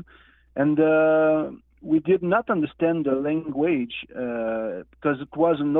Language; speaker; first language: English; non-native, learner; Innu-aimun